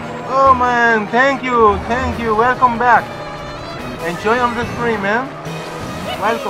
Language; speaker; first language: English; non-native, learner; Spanish